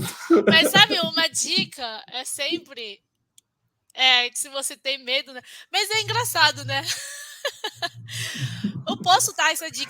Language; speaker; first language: Portuguese; non-native, fluent; Chinese